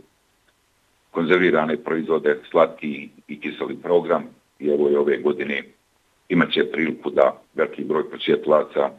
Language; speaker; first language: Bosnian; native; Bosnian